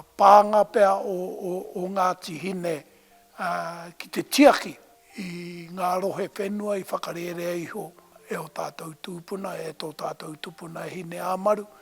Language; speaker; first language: Māori; native; Māori